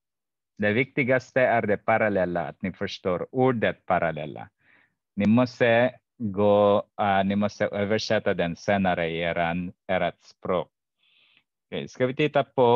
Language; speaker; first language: Swedish; non-native, fluent; Arabic